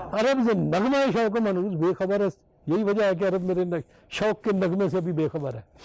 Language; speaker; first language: Urdu; non-native, local second language; Punjabi